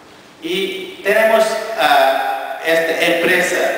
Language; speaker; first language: Spanish; non-native, fluent; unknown